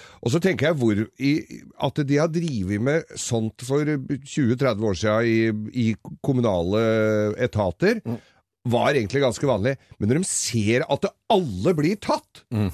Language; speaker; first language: Norwegian; native; Norwegian